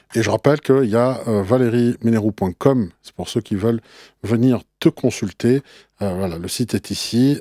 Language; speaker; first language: French; native; French